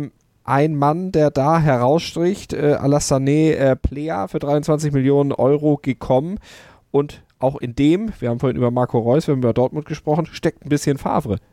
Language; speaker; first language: German; native; German